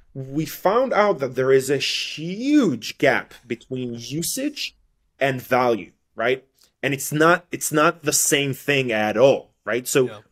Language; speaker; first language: English; non-native, fluent; Hebrew